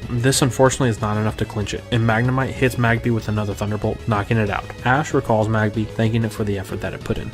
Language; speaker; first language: English; native; English